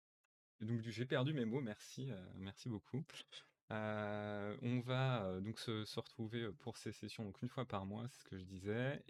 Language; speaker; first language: French; native; French